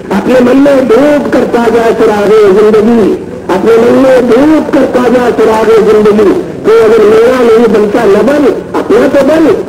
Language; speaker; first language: Urdu; native; Urdu